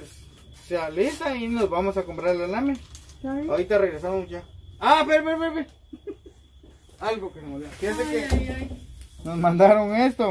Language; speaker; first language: Spanish; native; Spanish